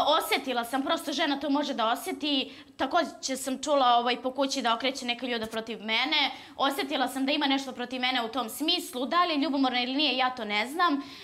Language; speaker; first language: Serbian; native; Serbian